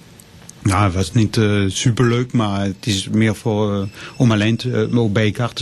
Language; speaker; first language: Dutch; non-native, fluent; French